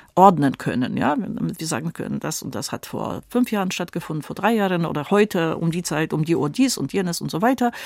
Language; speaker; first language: German; non-native, fluent; Polish